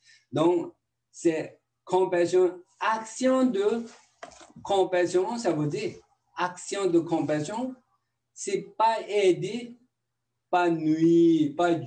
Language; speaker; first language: French; non-native, learner; Tibetan